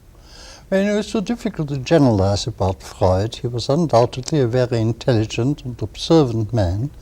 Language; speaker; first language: English; non-native, fluent; German